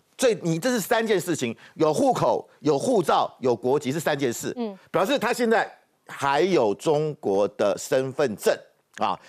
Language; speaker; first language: Chinese; native; Chinese